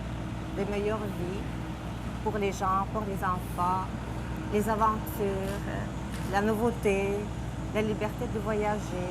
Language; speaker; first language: French; non-native, fluent; Russian